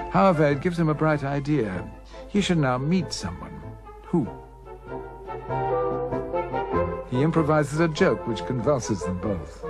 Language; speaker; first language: English; native; English